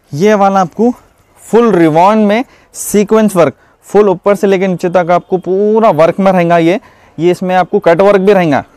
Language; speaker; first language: Hindi; native; Hindi